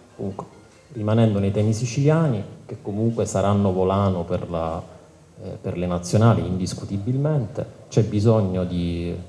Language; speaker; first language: Italian; native; Italian